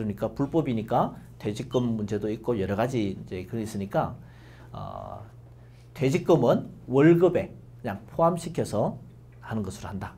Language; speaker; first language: Korean; native; Korean